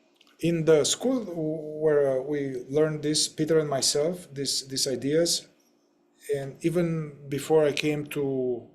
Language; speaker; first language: English; non-native, fluent; Romanian